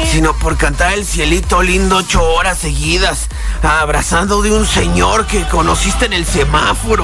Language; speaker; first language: Spanish; native; Spanish